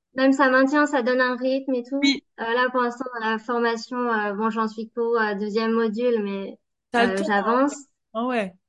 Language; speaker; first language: French; native; French